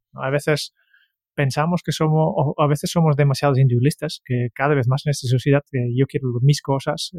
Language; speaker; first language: Spanish; non-native, fluent; Dutch